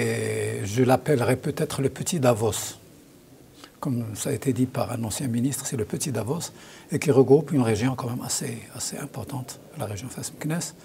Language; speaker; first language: French; non-native, local second language; Arabic